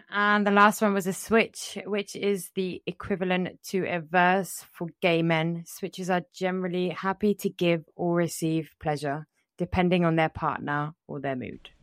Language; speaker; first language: English; native; English